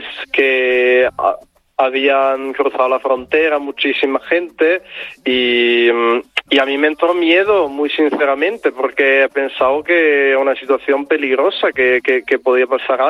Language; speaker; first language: Spanish; non-native, fluent; Italian